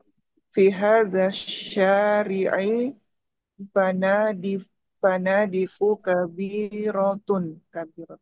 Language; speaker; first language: Arabic; non-native, learner; Indonesian